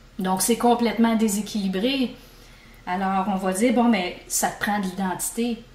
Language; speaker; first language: French; native; French